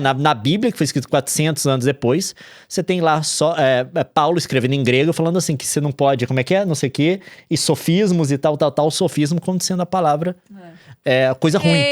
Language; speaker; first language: Portuguese; native; Portuguese